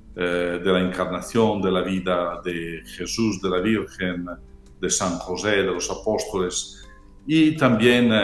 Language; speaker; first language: Spanish; non-native, fluent; Italian